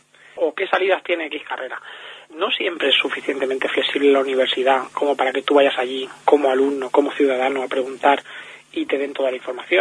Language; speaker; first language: Spanish; native; Spanish